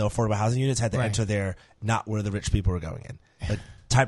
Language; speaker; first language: English; native; English